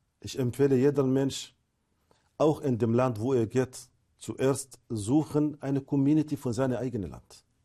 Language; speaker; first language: German; non-native, fluent; Arabic